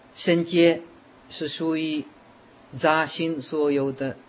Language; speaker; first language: Chinese; non-native, fluent; Czech